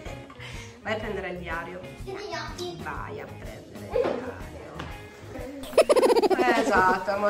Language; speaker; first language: Italian; native; Italian